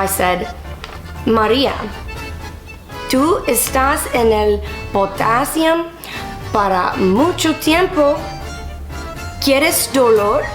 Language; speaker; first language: Spanish; non-native, learner; English